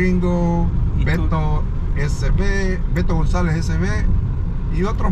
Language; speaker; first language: Spanish; native; Spanish